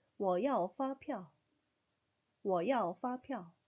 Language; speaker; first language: Chinese; non-native, fluent; Korean